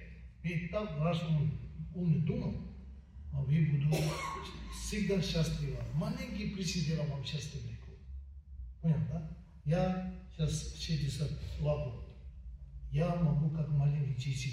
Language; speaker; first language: Russian; non-native, learner; Tibetan